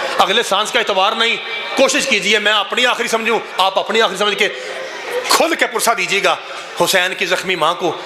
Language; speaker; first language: Urdu; non-native, local second language; Punjabi